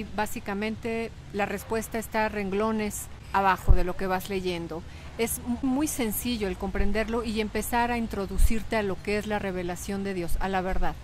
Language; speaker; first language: Spanish; native; Spanish